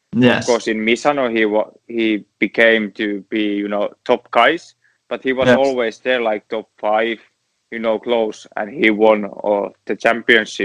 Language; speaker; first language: English; non-native, learner; Finnish